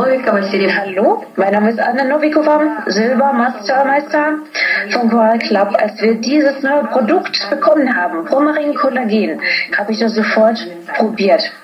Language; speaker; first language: German; non-native, fluent; Russian